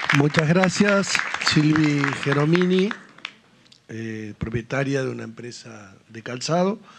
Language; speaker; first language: Spanish; native; Spanish